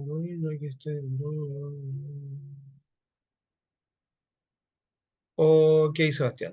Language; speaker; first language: Spanish; native; Spanish